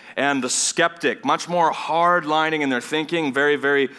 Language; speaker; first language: English; non-native, fluent; German